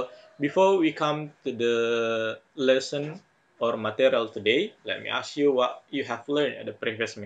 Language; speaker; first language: English; non-native, fluent; Indonesian